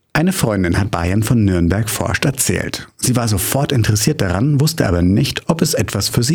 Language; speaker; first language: German; native; German